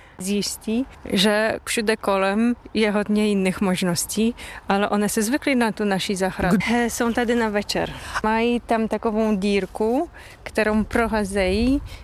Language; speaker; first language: Czech; non-native, fluent; Polish